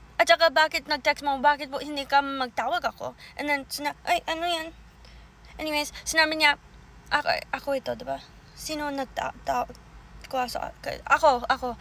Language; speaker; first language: Filipino; early bilingual, heritage; Filipino